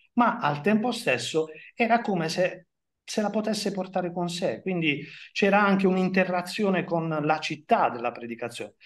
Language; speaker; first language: Italian; native; Italian